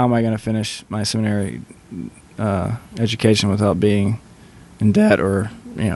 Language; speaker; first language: English; native; English